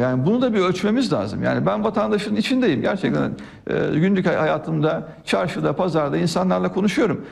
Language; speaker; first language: Turkish; native; Turkish